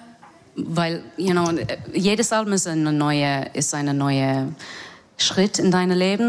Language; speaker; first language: German; non-native, fluent; English